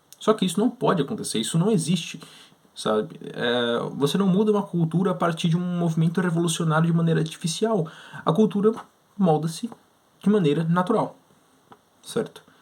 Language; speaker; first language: Portuguese; native; Portuguese